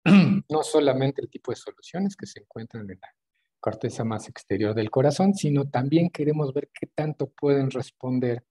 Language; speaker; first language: Spanish; native; Spanish